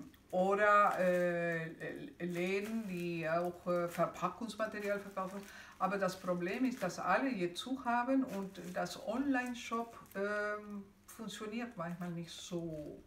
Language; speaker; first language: German; non-native, fluent; Spanish